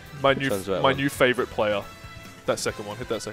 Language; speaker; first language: English; native; English